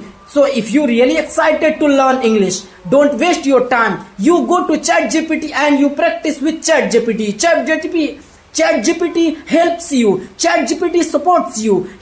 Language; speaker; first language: English; non-native, learner; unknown